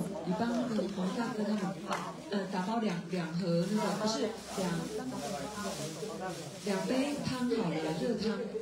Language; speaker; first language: Chinese; native; Chinese